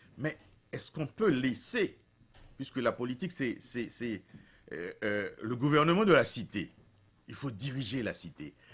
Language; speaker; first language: French; non-native, local second language; Haitian Creole